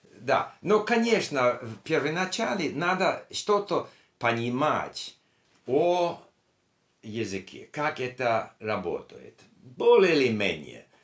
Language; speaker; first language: Russian; non-native, learner; English